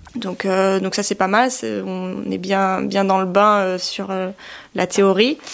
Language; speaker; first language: French; native; French